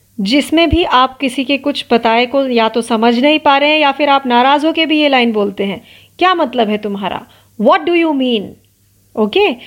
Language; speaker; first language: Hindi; non-native, local second language; Marathi